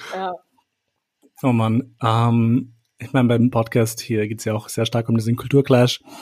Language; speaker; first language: German; early bilingual, other home language; Albanian